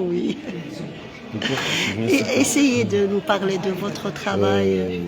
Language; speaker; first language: French; non-native, local second language; Arabic